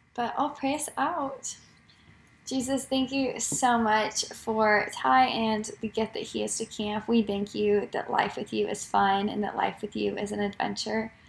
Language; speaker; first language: English; native; English